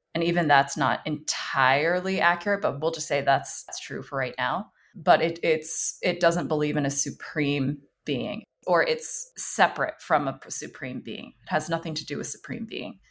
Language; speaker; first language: English; early bilingual, other home language; Chinese